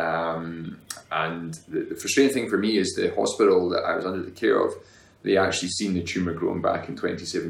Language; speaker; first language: English; native; English